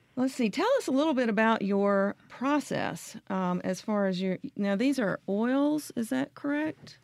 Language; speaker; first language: English; native; English